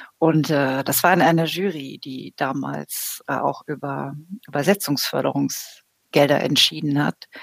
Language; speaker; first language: German; native; German